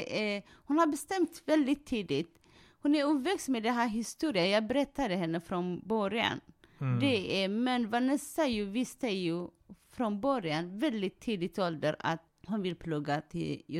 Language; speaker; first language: Swedish; non-native, fluent; Tigrinya